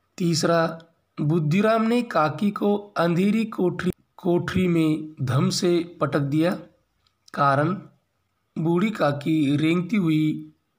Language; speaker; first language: Hindi; non-native, local second language; Marathi